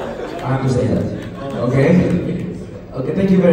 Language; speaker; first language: English; non-native, local second language; Vietnamese